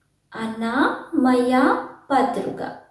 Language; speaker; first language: Russian; non-native, learner; Sinhala